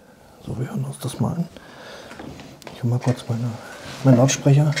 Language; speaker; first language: German; native; German